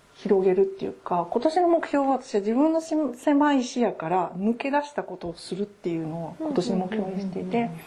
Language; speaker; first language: Japanese; native; Japanese